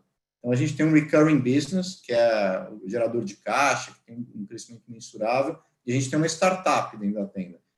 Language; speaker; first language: Portuguese; native; Portuguese